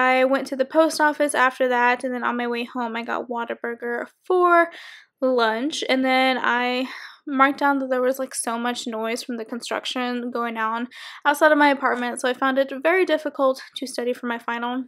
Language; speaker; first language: English; native; English